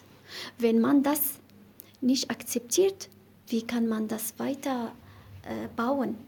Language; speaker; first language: German; non-native, learner; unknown